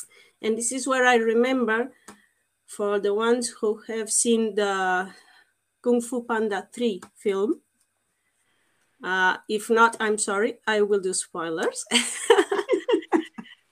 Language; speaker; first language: English; non-native, fluent; Portuguese